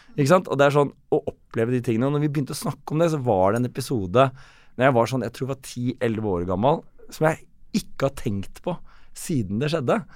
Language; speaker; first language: Norwegian; native; Norwegian